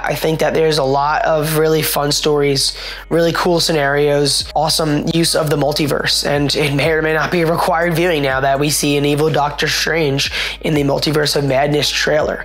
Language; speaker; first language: English; native; English